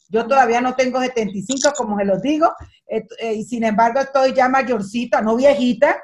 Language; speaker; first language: Spanish; native; Spanish